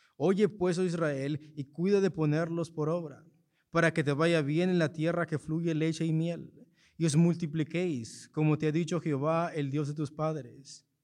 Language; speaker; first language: Spanish; early bilingual, heritage; Spanish